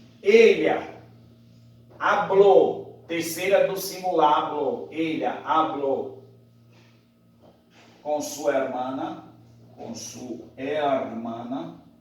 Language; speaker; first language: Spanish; non-native, fluent; Portuguese